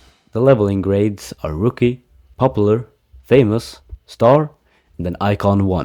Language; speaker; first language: English; non-native, fluent; Norwegian